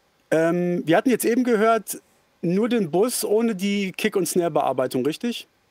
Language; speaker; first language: German; native; German